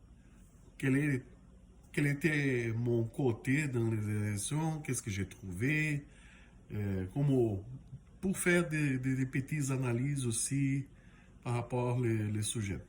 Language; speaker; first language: French; non-native, fluent; Portuguese